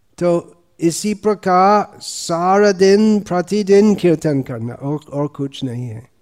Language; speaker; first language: Hindi; non-native, fluent; English